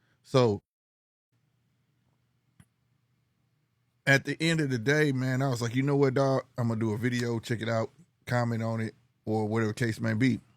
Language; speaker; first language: English; native; English